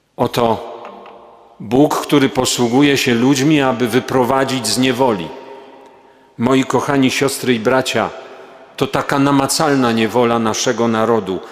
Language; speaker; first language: Polish; native; Polish